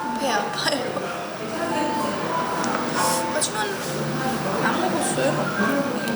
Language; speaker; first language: Korean; non-native, learner; Norwegian